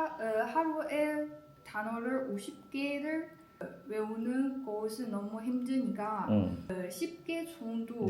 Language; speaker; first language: Korean; non-native, learner; Chinese